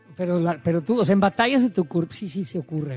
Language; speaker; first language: Spanish; native; Spanish